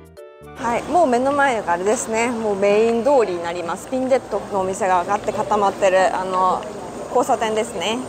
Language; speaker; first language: Japanese; native; Japanese